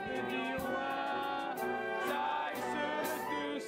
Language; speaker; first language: Dutch; non-native, learner; Arabic